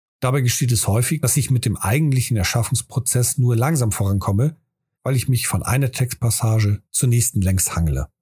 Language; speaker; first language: German; native; German